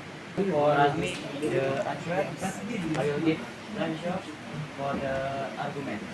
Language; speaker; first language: English; non-native, learner; Indonesian